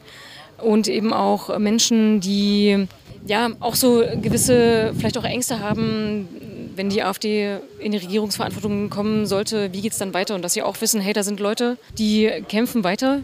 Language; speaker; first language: German; native; German